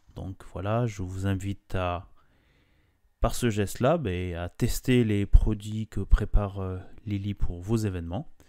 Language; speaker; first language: French; native; French